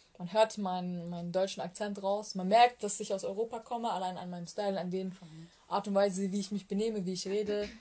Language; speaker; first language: German; early bilingual, other home language; Turkish